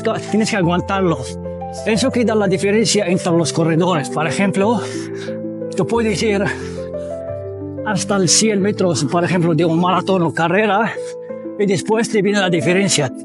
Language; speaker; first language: Spanish; non-native, fluent; Arabic